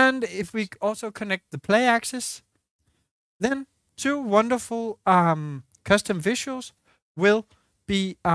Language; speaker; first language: English; non-native, fluent; Danish